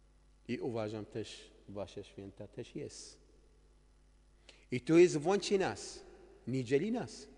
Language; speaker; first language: Polish; non-native, learner; Arabic